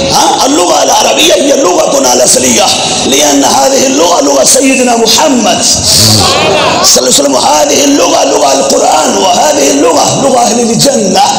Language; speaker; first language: Arabic; non-native, fluent; Urdu